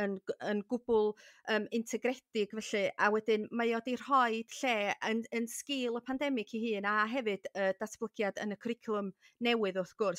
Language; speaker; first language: Welsh; native; Welsh